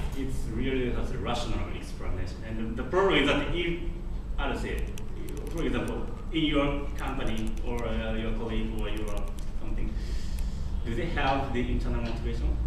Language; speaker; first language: English; non-native, fluent; Japanese